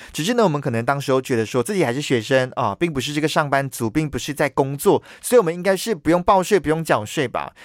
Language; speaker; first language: Chinese; native; Chinese